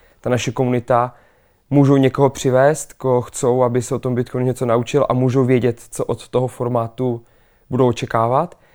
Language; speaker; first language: Czech; native; Czech